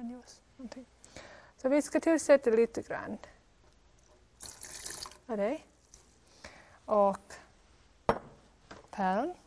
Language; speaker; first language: Swedish; non-native, fluent; English